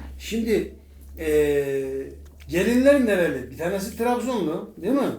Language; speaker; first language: Turkish; native; Turkish